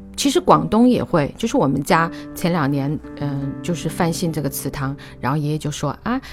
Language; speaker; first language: Chinese; native; Chinese